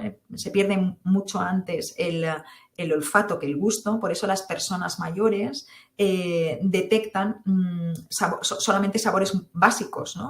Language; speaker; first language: Spanish; native; Spanish